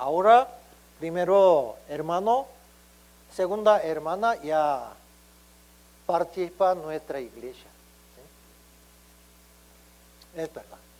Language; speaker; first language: Spanish; non-native, learner; Korean